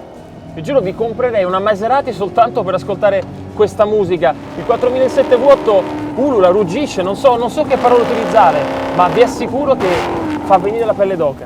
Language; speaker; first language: Italian; native; Italian